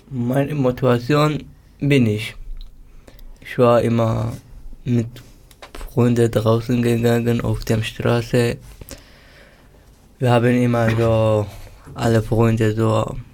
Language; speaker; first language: German; non-native, learner; Turkish